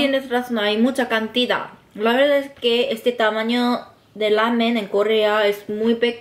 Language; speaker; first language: Spanish; non-native, learner; Korean